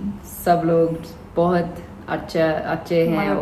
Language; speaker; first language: Hindi; non-native, learner; English